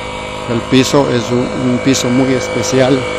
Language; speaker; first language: Spanish; native; Spanish